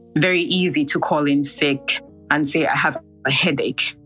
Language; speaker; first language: English; non-native, local second language; Ganda